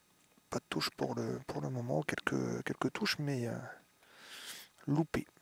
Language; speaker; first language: French; native; French